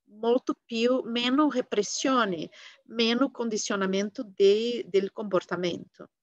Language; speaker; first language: Italian; non-native, fluent; Portuguese